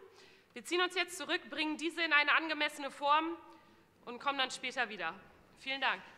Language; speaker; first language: German; native; German